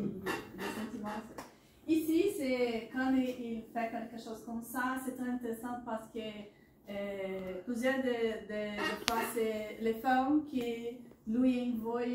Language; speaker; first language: French; non-native, learner; Portuguese